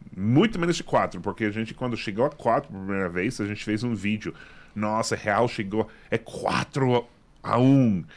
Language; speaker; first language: Portuguese; non-native, fluent; English